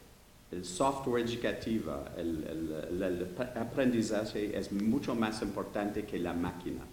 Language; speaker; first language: Spanish; non-native, learner; English